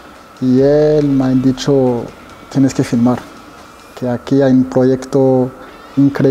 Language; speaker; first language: Spanish; non-native, fluent; French